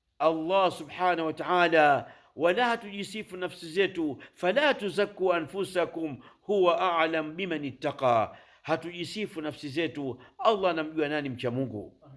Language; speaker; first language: Swahili; native; Swahili